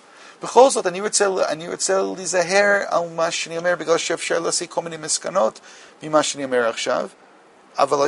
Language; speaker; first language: Hebrew; non-native, fluent; English